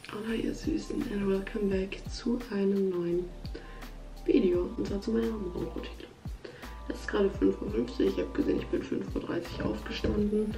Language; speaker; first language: German; native; German